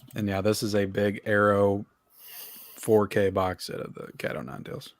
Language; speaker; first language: English; native; English